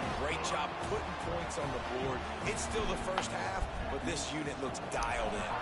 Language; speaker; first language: English; native; English